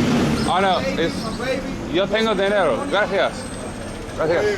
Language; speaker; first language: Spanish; non-native, learner; English